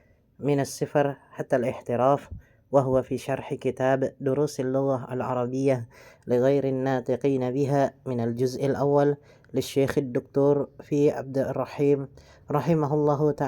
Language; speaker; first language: Arabic; non-native, fluent; Indonesian